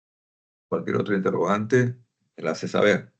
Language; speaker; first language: Spanish; native; Spanish